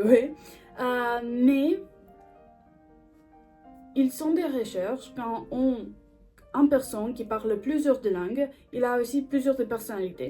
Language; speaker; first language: French; non-native, learner; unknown